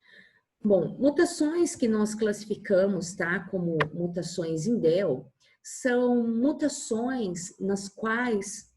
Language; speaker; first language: Portuguese; native; Portuguese